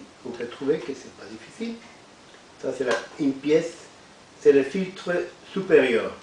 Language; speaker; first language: French; non-native, fluent; Spanish